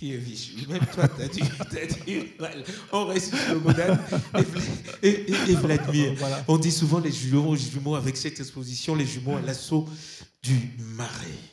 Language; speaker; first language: French; native; French